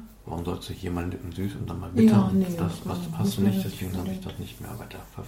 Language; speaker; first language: German; native; German